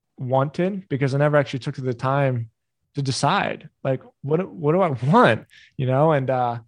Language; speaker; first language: English; native; English